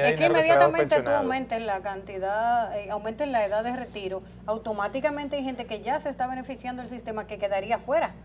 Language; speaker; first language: Spanish; native; Spanish